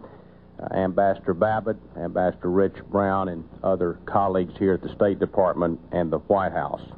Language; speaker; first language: English; native; English